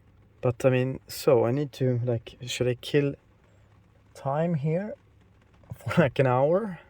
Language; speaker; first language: English; non-native, fluent; Swedish